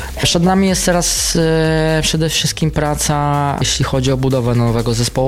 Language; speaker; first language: Polish; native; Polish